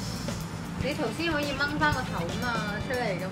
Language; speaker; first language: Cantonese; native; Cantonese